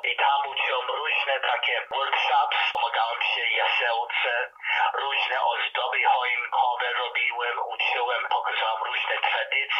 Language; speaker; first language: Polish; early bilingual, heritage; Polish